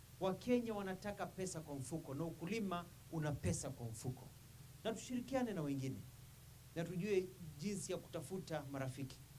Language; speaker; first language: Swahili; non-native, local second language; Kamba